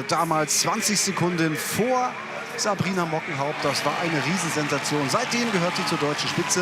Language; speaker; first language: German; native; German